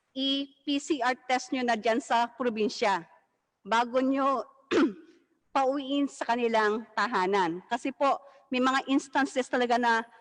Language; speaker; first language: Filipino; native; Filipino